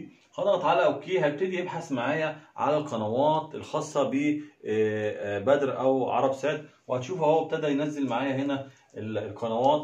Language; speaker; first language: Arabic; native; Arabic